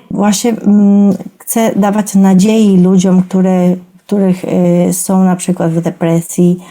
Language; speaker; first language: Polish; non-native, fluent; Spanish